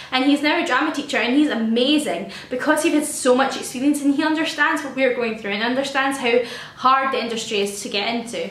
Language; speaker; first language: English; native; English